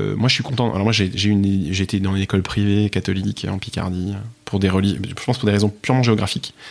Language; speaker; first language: French; native; French